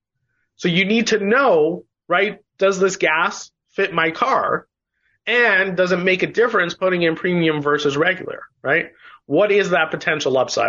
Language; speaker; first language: English; native; English